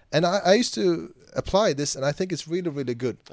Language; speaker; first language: English; non-native, fluent; Swedish